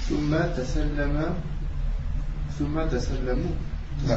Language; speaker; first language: Arabic; non-native, learner; French